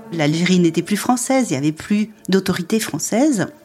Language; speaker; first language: French; native; French